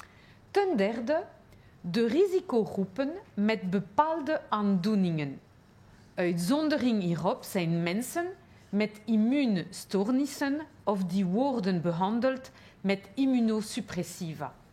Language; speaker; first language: Dutch; non-native, local second language; French